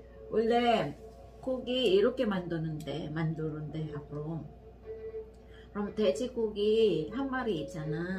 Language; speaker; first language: Korean; non-native, learner; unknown